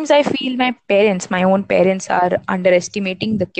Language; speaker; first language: English; non-native, local second language; Hindi